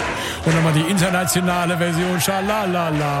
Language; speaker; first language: German; native; German